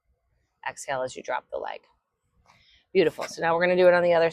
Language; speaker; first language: English; native; English